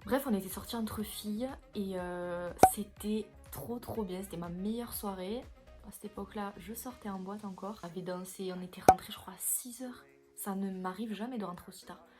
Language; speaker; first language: French; native; French